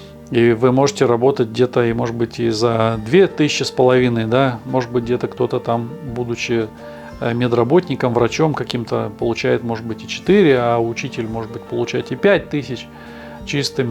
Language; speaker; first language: Russian; native; Russian